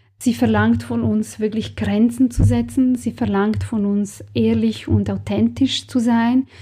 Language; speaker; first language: German; non-native, fluent; Serbian